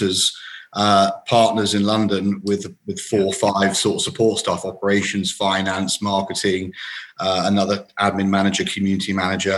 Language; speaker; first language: English; native; English